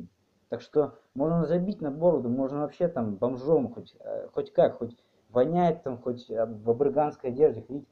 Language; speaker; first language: Russian; native; Russian